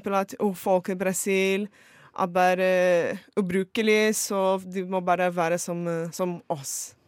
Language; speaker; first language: Norwegian; non-native, fluent; Portuguese